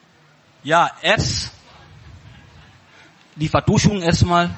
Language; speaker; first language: German; non-native, learner; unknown